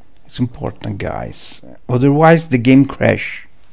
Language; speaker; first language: English; non-native, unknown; Italian